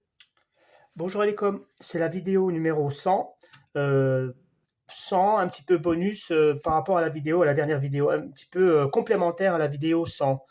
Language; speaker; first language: French; native; French